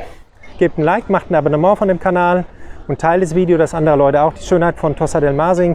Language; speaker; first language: German; native; German